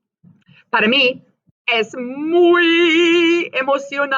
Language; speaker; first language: Spanish; non-native, fluent; English